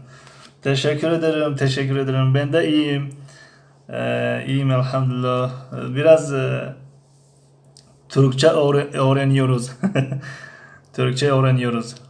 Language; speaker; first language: Turkish; non-native, learner; Tajik